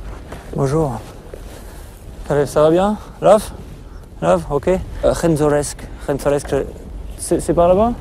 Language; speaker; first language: French; native; French